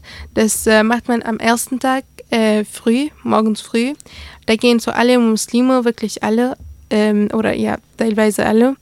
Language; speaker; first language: German; early bilingual, other home language; Arabic